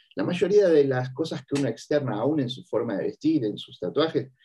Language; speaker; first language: Spanish; native; Spanish